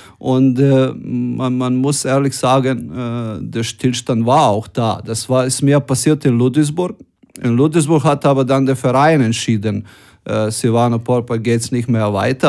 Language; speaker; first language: German; non-native, fluent; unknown